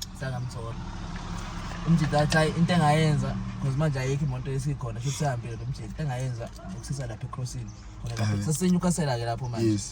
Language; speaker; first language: Zulu; native; Zulu